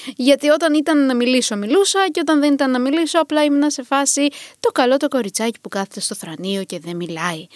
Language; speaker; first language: Greek; early bilingual, other home language; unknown